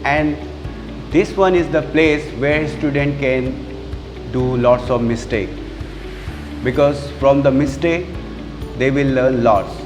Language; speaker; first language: English; non-native, local second language; Hindi